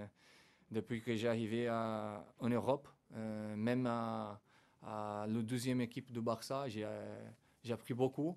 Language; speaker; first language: French; non-native, fluent; Portuguese